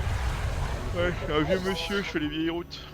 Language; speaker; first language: French; native; French